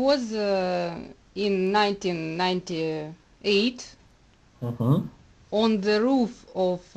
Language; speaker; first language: English; non-native, learner; Russian